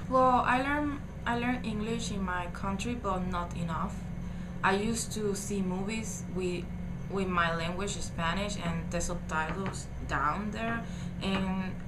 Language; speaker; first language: English; non-native, learner; Spanish